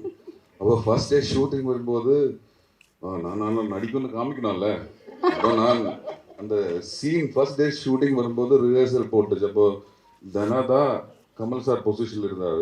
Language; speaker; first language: Tamil; non-native, learner; Malayalam